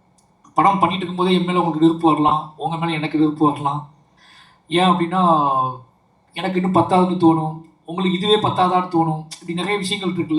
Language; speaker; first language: Tamil; native; Tamil